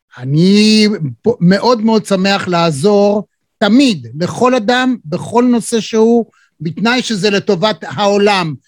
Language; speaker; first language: Hebrew; native; Hebrew